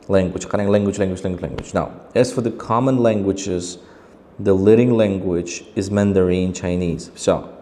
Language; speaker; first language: English; non-native, fluent; Uzbek